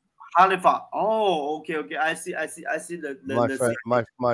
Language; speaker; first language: English; non-native, learner; Chinese